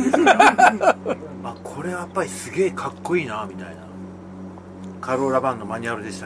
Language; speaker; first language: Japanese; native; Japanese